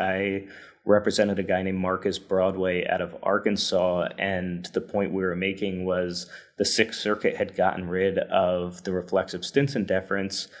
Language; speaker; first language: English; native; English